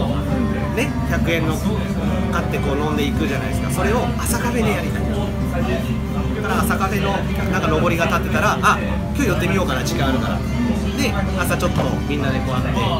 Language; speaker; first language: Japanese; native; Japanese